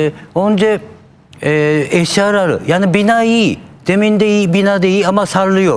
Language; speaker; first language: Turkish; non-native, learner; Japanese